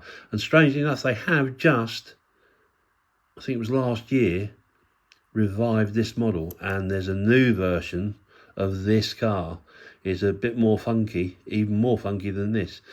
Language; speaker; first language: English; native; English